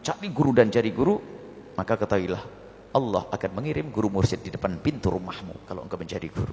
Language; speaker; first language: Indonesian; native; Indonesian